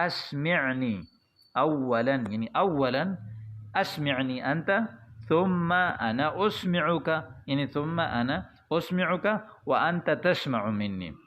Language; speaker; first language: Arabic; non-native, fluent; Urdu